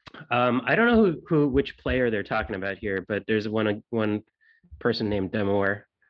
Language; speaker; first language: English; native; English